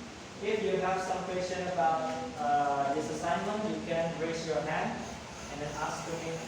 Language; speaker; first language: English; non-native, learner; Indonesian